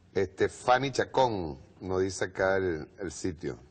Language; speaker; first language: Spanish; native; Spanish